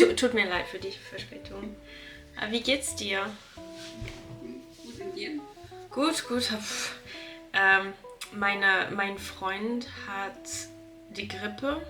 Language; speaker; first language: German; non-native, learner; French